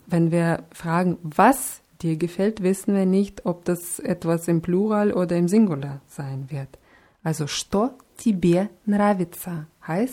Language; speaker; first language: German; non-native, fluent; Russian